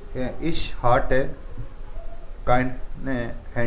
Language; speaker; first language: German; non-native, learner; Hindi